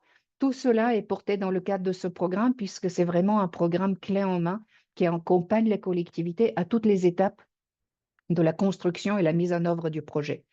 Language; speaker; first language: French; native; French